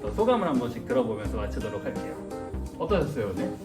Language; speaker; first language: Korean; native; Korean